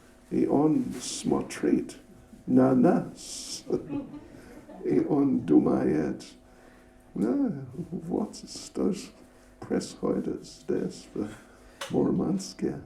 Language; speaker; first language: Russian; non-native, learner; English